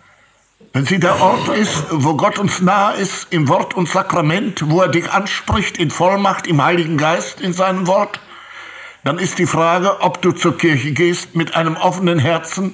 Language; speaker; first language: German; native; German